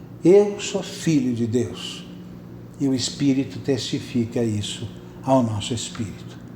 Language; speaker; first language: Portuguese; native; Portuguese